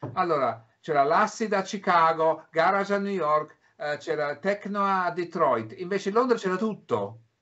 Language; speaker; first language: Italian; early bilingual, heritage; English